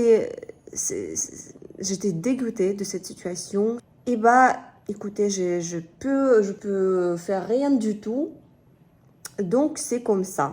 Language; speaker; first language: French; non-native, fluent; Russian